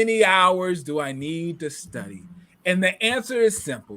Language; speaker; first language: English; native; English